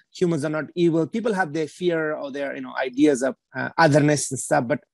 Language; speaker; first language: English; non-native, fluent; Persian